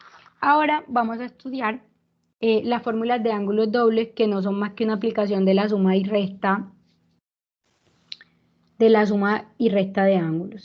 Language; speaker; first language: Spanish; native; Spanish